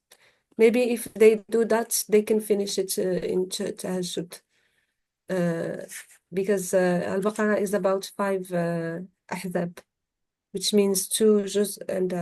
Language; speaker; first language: English; non-native, fluent; Arabic